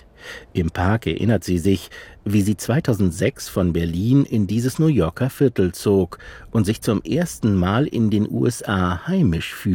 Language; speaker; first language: German; native; German